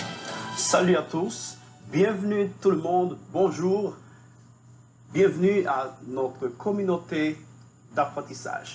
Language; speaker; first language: French; non-native, fluent; Spanish